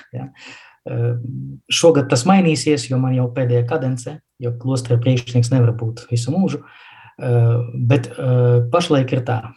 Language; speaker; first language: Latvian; non-native, local second language; Russian